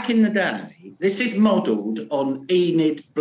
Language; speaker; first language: English; non-native, local second language; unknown